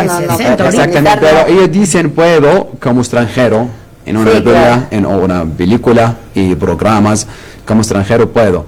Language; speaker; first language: Spanish; non-native, learner; Arabic